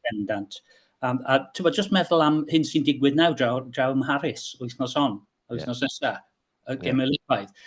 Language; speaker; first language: Welsh; non-native, local second language; English